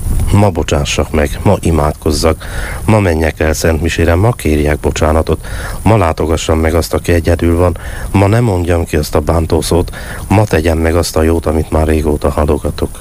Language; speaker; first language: Hungarian; native; Hungarian